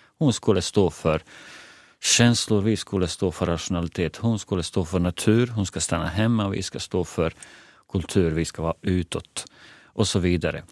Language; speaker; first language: Swedish; non-native, fluent; Bosnian